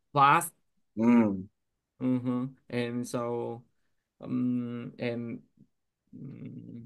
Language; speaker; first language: English; non-native, learner; Vietnamese